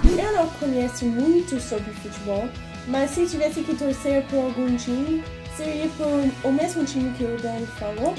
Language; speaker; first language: Portuguese; non-native, fluent; English